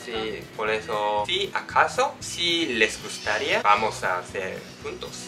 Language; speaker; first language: Spanish; non-native, learner; Japanese